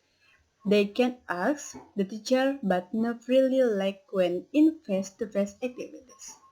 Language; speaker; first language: English; non-native, learner; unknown